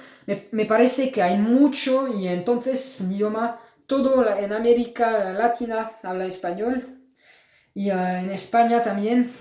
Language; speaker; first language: Spanish; non-native, learner; French